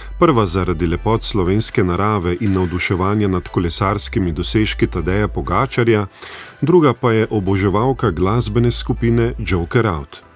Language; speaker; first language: Slovenian; native; Slovenian